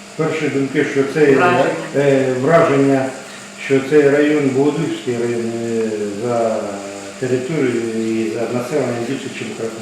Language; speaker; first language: Ukrainian; native; Ukrainian